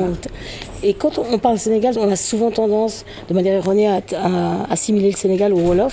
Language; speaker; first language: French; native; French